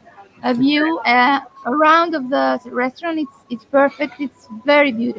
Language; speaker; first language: English; non-native, fluent; Greek